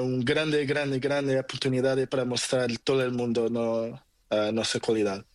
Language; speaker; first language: Spanish; non-native, learner; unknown